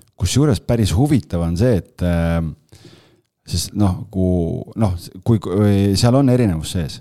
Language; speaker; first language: Estonian; native; Estonian